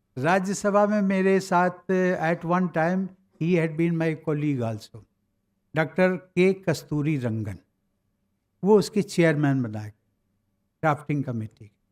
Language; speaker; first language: Hindi; native; Hindi